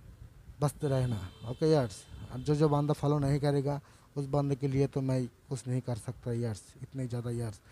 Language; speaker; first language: Hindi; non-native, learner; Bangla